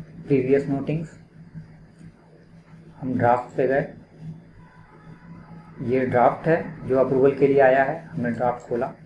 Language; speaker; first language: Hindi; native; Hindi